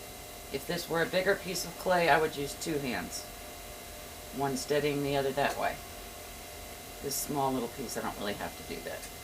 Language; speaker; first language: English; native; English